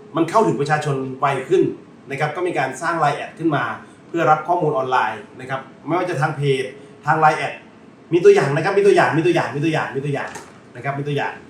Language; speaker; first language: Thai; native; Thai